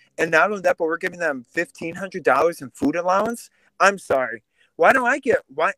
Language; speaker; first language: English; early bilingual, other home language; Russian